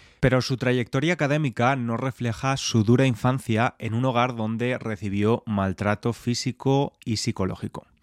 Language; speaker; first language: Spanish; native; Spanish